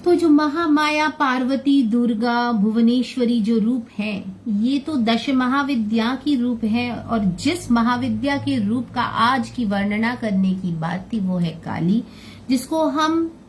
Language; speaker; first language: Hindi; non-native, local second language; Bangla